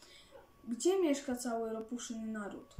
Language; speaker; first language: Polish; native; Polish